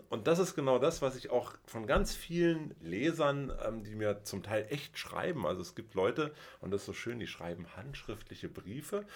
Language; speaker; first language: German; native; German